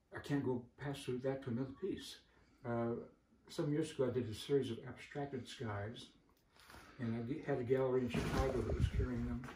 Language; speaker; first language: English; native; English